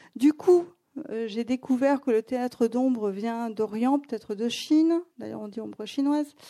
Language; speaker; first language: French; non-native, fluent; Greek